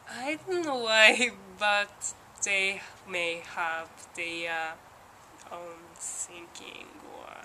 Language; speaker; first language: English; non-native, learner; Japanese